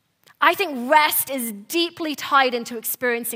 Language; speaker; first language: English; native; English